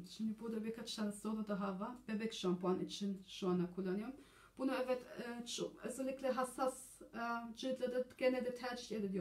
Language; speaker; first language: Turkish; early bilingual, heritage; German